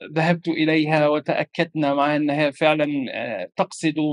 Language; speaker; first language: Arabic; non-native, fluent; German